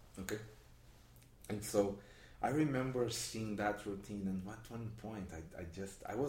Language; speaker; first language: English; non-native, fluent; Portuguese